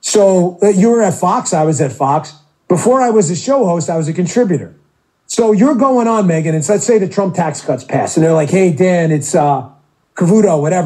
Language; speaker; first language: English; native; English